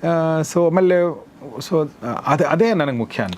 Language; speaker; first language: Kannada; native; Kannada